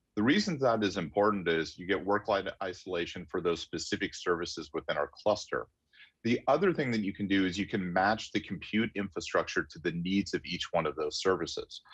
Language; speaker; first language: English; native; English